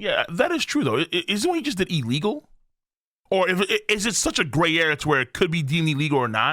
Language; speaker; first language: English; native; English